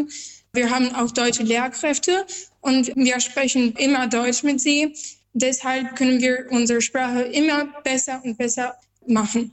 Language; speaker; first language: German; non-native, learner; Albanian